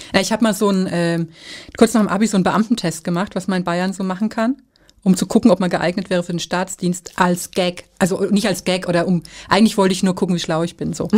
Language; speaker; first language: German; native; German